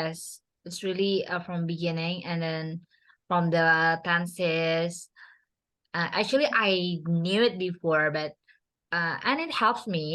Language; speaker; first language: English; non-native, learner; Indonesian